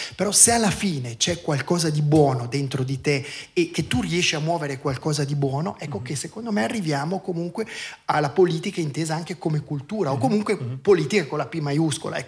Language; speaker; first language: Italian; native; Italian